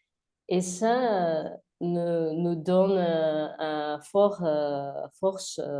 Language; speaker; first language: French; non-native, learner; Spanish